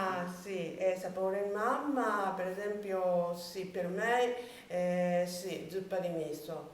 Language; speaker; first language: Italian; non-native, learner; Japanese